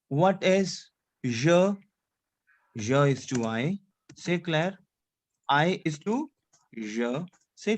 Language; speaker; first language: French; non-native, fluent; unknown